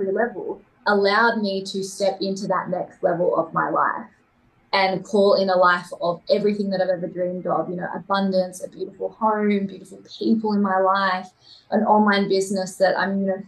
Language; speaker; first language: English; native; English